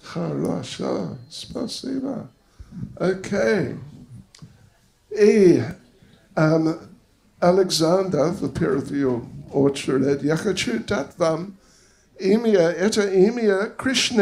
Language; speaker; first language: Russian; non-native, learner; English